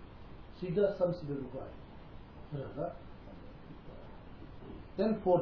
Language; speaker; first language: Russian; non-native, learner; Tibetan